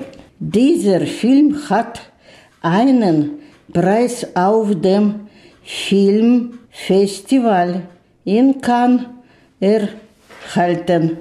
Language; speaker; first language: German; non-native, learner; Russian